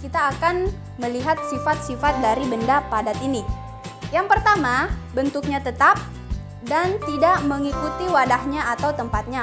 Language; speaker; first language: Malay; native; Malay